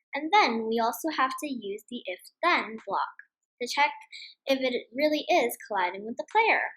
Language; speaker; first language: English; non-native, fluent; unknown